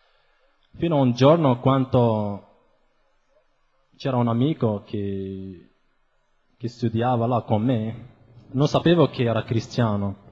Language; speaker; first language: Italian; non-native, fluent; Arabic